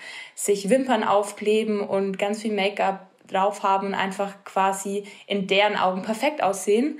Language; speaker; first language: German; native; German